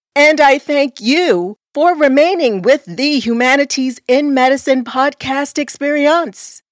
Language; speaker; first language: English; early bilingual, other home language; Spanish